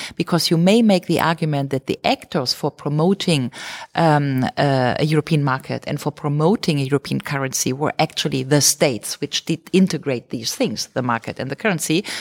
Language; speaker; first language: English; non-native, fluent; German